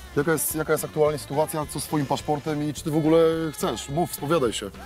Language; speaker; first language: Polish; native; Polish